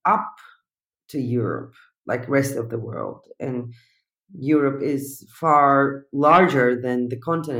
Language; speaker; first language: English; non-native, fluent; Turkish